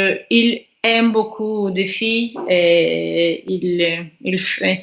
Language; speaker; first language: French; non-native, learner; Russian